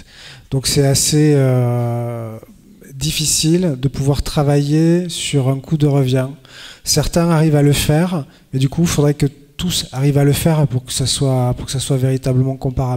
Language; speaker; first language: French; native; French